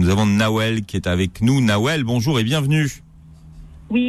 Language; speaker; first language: French; native; French